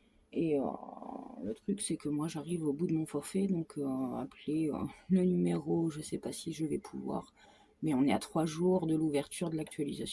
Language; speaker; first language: French; native; French